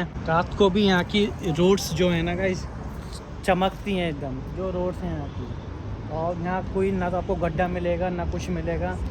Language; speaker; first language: Hindi; native; Hindi